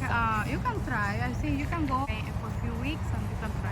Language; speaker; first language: English; non-native, fluent; Spanish